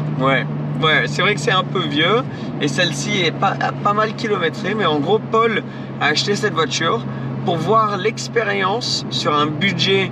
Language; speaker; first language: French; native; French